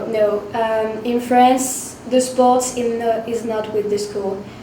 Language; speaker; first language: English; non-native, learner; French